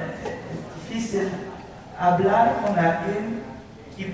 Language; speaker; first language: Spanish; non-native, fluent; Portuguese